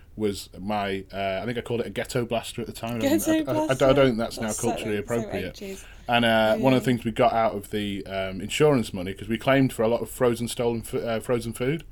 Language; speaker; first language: English; native; English